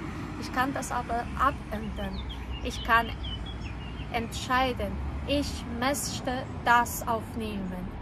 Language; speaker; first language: German; non-native, fluent; Polish